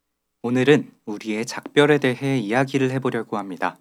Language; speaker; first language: Korean; native; Korean